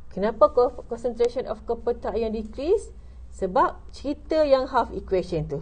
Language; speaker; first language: English; non-native, local second language; Malay